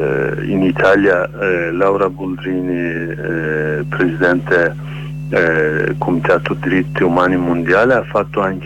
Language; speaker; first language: Italian; non-native, learner; Kurdish